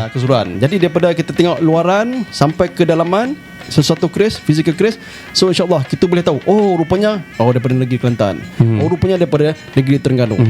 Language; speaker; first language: Malay; native; Malay